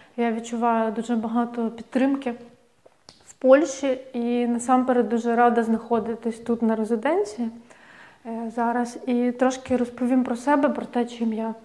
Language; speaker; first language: Ukrainian; native; Ukrainian